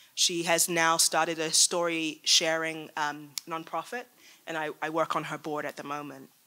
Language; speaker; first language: English; native; English